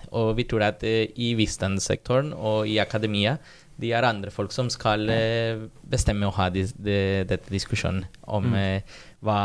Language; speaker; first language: Norwegian; non-native, fluent; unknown